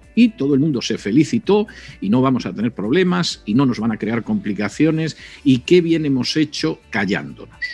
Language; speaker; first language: Spanish; native; Spanish